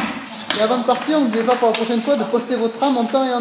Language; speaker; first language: French; native; French